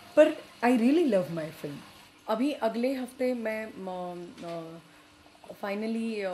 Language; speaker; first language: Hindi; non-native, local second language; Marathi